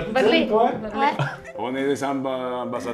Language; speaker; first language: French; non-native, fluent; Spanish